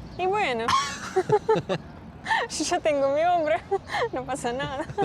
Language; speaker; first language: Spanish; non-native, learner; Russian